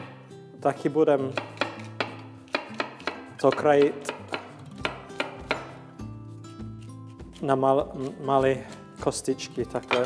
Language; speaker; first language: Czech; non-native, learner; English